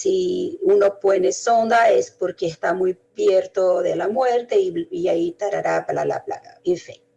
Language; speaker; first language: Spanish; non-native, fluent; Portuguese